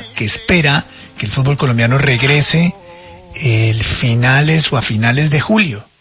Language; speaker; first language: Spanish; native; Spanish